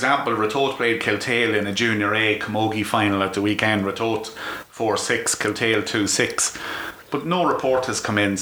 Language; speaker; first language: English; native; English